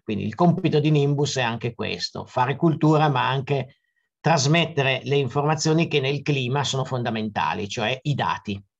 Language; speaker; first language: Italian; native; Italian